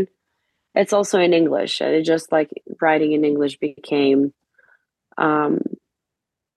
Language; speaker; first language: English; non-native, fluent; Serbian